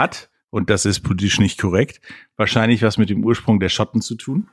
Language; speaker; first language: German; native; German